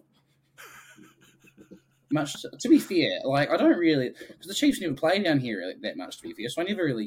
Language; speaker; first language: English; native; English